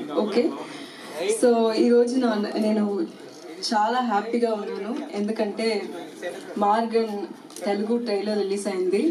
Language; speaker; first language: Telugu; non-native, learner; Tamil